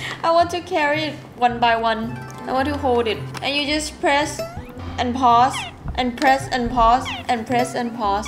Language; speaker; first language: English; non-native, fluent; Thai